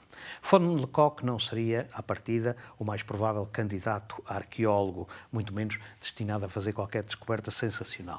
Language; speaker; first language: Portuguese; native; Portuguese